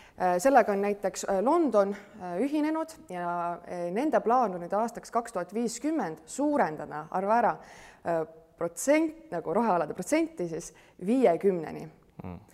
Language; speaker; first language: Estonian; native; Estonian